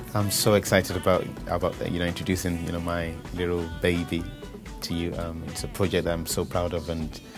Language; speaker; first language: English; non-native, local second language; Yoruba